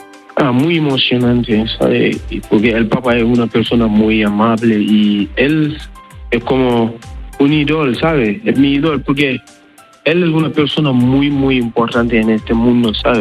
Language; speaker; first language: Spanish; non-native, learner; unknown